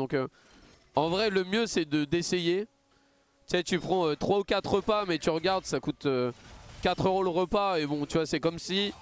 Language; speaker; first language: French; native; French